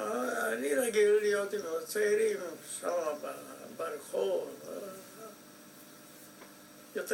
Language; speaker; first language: Hebrew; non-native, fluent; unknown